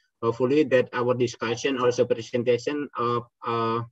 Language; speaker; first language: English; non-native, fluent; Indonesian